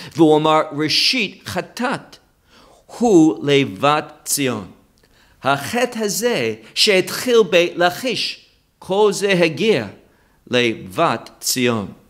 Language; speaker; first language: Hebrew; non-native, fluent; English